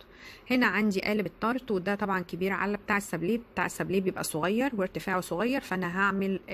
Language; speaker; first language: Arabic; native; Arabic